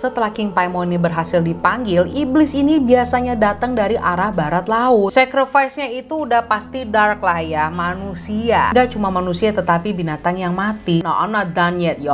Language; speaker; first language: Indonesian; native; Indonesian